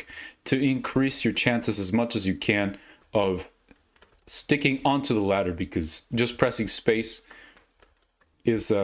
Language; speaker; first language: English; native; English